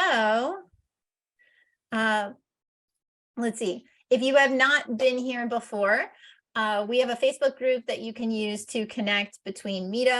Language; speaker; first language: English; native; English